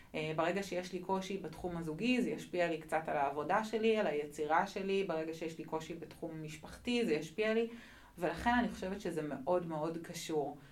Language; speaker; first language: Hebrew; native; Hebrew